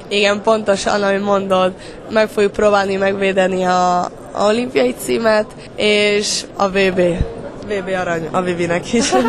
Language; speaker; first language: Hungarian; early bilingual, heritage; Hungarian